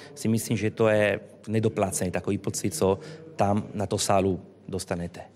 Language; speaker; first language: Czech; non-native, fluent; Italian